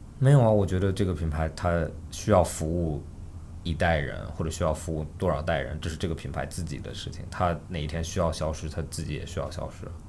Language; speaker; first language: Chinese; early bilingual, heritage; Chinese